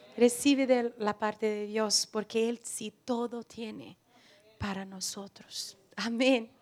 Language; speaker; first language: Spanish; non-native, fluent; Portuguese